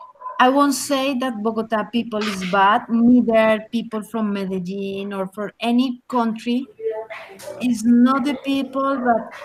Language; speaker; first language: English; non-native, learner; Spanish